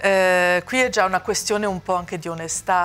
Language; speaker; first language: Italian; native; Italian